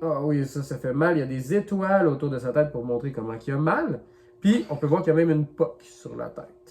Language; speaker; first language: French; native; French